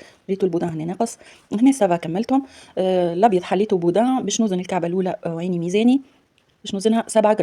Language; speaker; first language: Arabic; native; Arabic